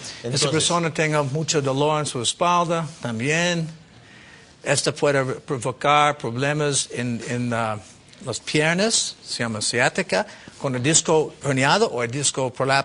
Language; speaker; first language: Spanish; non-native, learner; English